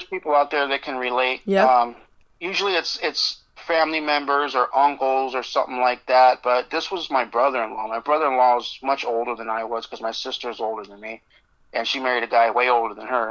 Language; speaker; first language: English; native; English